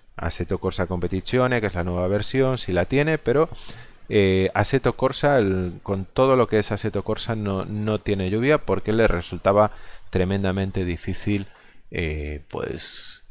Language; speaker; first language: Spanish; non-native, local second language; Galician